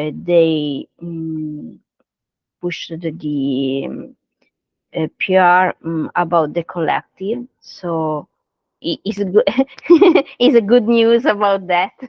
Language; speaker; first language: English; non-native, learner; Italian